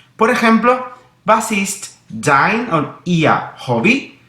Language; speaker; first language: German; non-native, fluent; Spanish